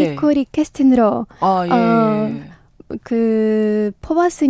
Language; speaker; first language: Korean; non-native, learner; Ukrainian